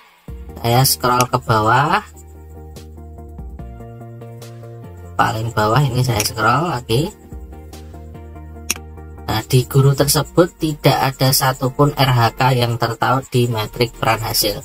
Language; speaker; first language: Indonesian; native; Indonesian